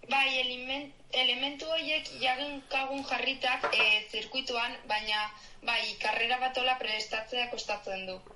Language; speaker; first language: Basque; non-native, local second language; Spanish